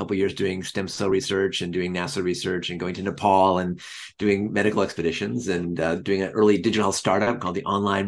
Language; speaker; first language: English; native; English